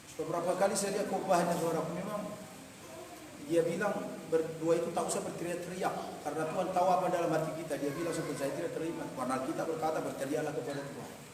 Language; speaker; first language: Indonesian; non-native, local second language; Batak Toba